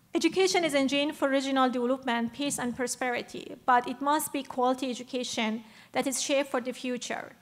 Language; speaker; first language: English; non-native, fluent; Persian